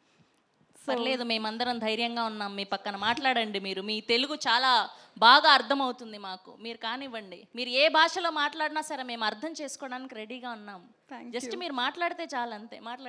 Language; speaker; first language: Telugu; native; Telugu